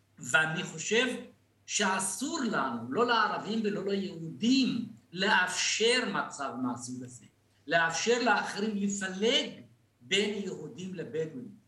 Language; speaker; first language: Hebrew; non-native, local second language; Arabic